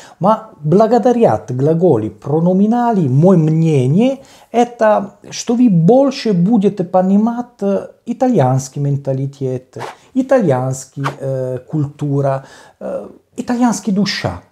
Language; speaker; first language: Russian; non-native, learner; Italian